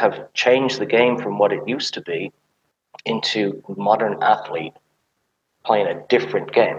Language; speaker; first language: English; native; English